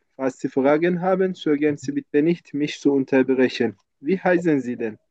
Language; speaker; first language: German; non-native, fluent; Turkish